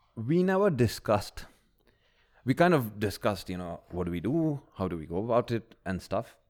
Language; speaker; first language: English; early bilingual, other home language; Malayalam